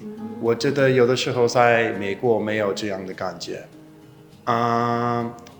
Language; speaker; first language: Chinese; non-native, learner; English